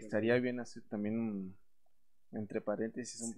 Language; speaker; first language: Spanish; native; Spanish